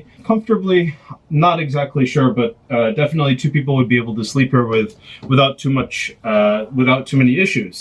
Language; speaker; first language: English; native; English